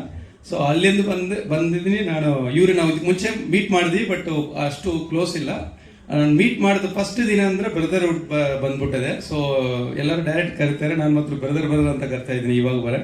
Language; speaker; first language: Kannada; non-native, learner; Tamil